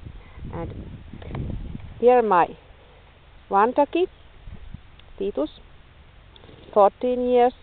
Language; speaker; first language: English; non-native, learner; Finnish